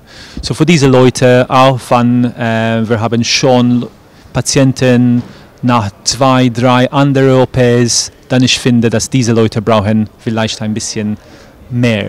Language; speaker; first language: German; non-native, fluent; English